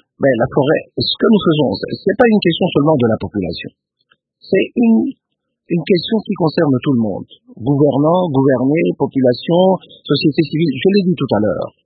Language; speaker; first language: French; non-native, local second language; Lingala